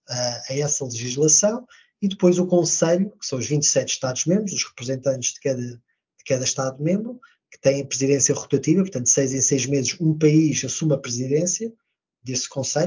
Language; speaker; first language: Portuguese; native; Portuguese